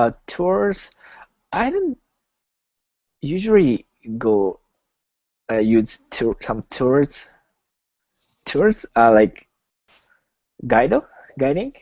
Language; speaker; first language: English; non-native, learner; Japanese